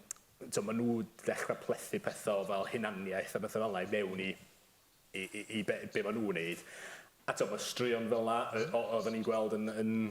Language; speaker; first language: Welsh; native; Welsh